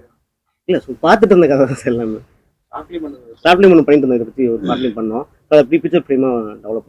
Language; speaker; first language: Tamil; native; Tamil